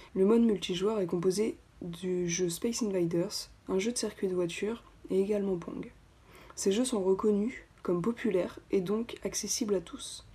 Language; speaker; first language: French; native; French